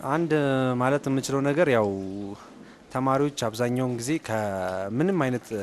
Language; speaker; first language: Amharic; native; Amharic